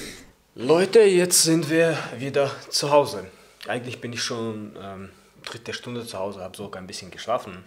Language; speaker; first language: German; early bilingual, other home language; Chechen